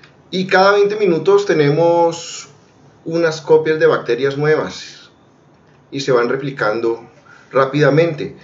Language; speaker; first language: Spanish; native; Spanish